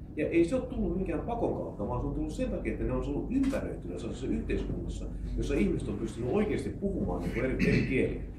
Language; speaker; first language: Finnish; native; Finnish